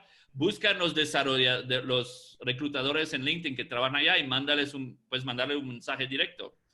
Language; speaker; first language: Spanish; non-native, fluent; English